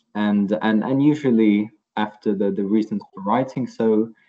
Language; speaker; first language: English; non-native, fluent; Lithuanian